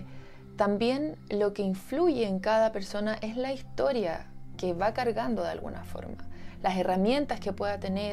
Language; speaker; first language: Spanish; native; Spanish